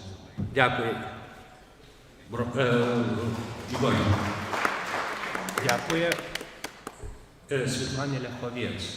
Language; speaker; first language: Ukrainian; non-native, fluent; Lithuanian